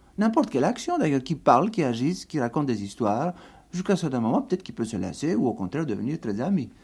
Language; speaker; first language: French; non-native, fluent; Greek